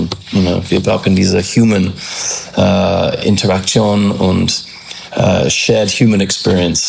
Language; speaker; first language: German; non-native, fluent; English